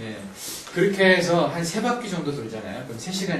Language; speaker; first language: Korean; native; Korean